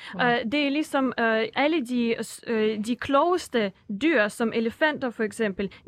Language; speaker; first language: Danish; non-native, fluent; Russian